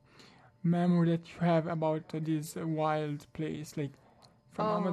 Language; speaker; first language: English; non-native, learner; Italian